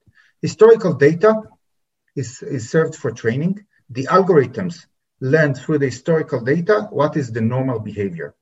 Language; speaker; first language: English; non-native, fluent; Hebrew